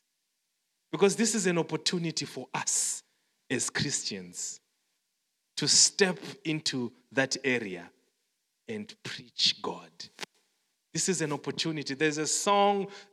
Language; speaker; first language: English; non-native, local second language; Shona